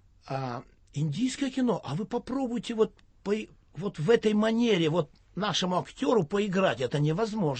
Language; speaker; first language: Russian; native; Russian